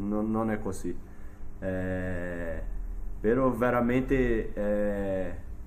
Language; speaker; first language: Italian; non-native, fluent; Portuguese